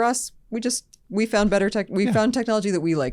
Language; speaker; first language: English; native; English